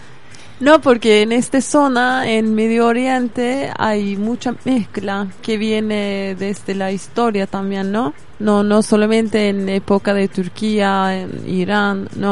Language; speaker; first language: Spanish; non-native, fluent; Kurdish